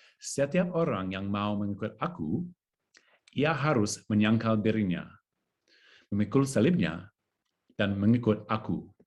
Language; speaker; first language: Indonesian; non-native, learner; English